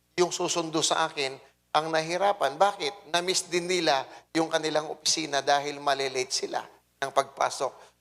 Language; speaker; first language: Filipino; non-native, local second language; Pampanga